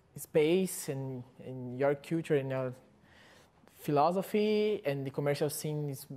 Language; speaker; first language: English; non-native, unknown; Portuguese